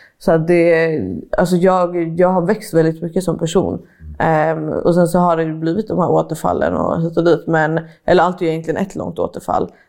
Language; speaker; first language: Swedish; native; Swedish